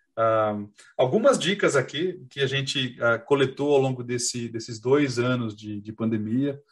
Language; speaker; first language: Portuguese; native; Portuguese